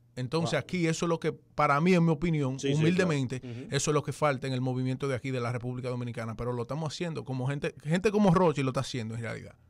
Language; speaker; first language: Spanish; early bilingual, heritage; Spanish